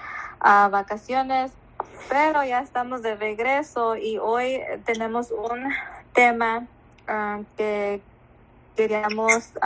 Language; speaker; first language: Spanish; early bilingual, other home language; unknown